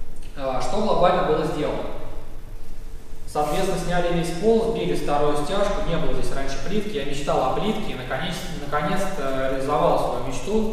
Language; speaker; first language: Russian; native; Russian